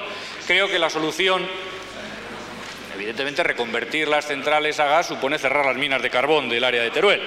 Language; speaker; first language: Spanish; native; Spanish